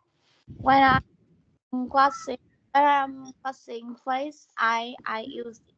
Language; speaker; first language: English; non-native, learner; Vietnamese